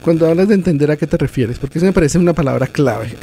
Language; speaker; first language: Spanish; native; Spanish